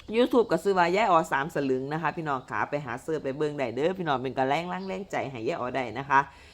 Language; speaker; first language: Thai; native; Thai